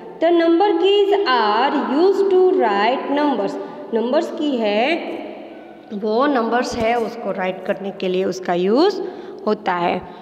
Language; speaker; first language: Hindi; non-native, local second language; Gujarati